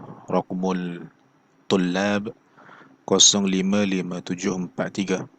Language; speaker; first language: Arabic; non-native, learner; Malay